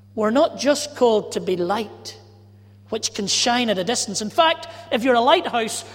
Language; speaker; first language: English; native; English